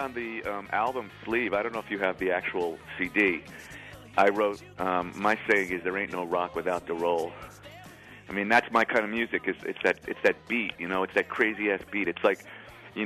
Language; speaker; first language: English; native; English